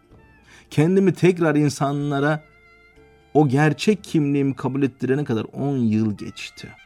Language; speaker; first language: Turkish; native; Turkish